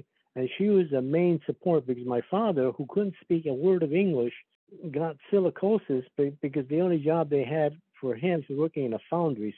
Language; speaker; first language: English; early bilingual, other home language; Slovak